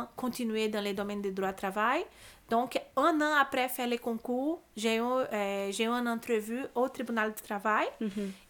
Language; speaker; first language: French; non-native, fluent; Portuguese